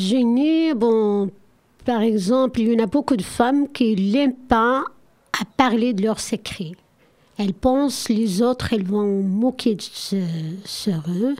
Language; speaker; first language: French; non-native, learner; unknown